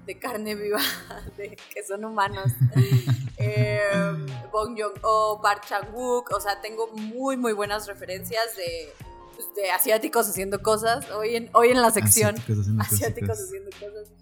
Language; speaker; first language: Spanish; native; Spanish